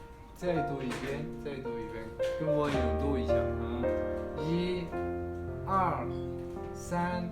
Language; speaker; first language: Chinese; non-native, fluent; Kazakh